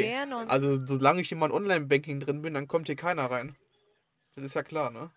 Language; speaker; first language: German; native; German